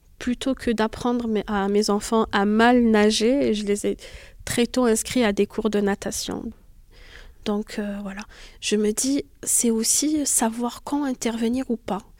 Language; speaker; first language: French; non-native, local second language; Arabic